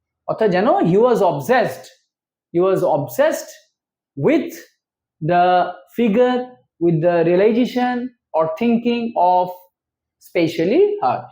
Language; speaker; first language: English; non-native, local second language; Bangla